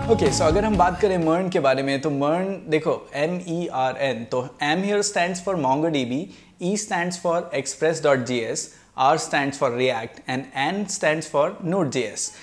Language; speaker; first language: Hindi; native; Hindi